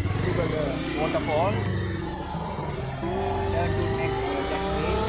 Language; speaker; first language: English; non-native, local second language; Sinhala